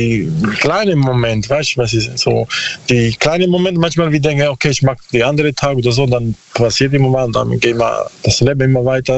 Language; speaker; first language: German; non-native, learner; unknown